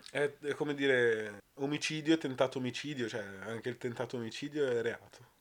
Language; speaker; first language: Italian; native; Italian